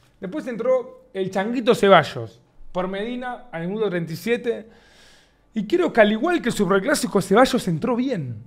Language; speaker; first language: Spanish; native; Spanish